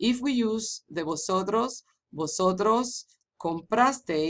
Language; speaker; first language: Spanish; non-native, fluent; English